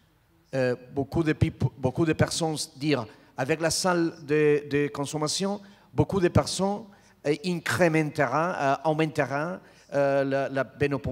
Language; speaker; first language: French; non-native, learner; Spanish